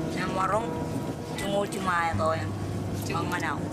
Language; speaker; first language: English; non-native, fluent; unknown